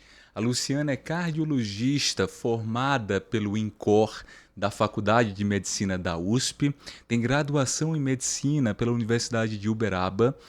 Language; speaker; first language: Portuguese; native; Portuguese